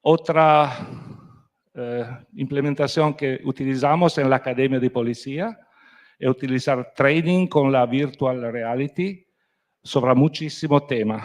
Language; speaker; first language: Spanish; non-native, fluent; Italian